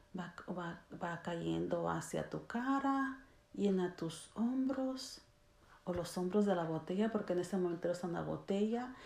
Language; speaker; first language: Spanish; early bilingual, heritage; Spanish